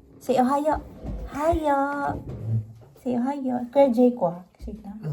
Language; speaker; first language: Filipino; non-native, local second language; Cebuano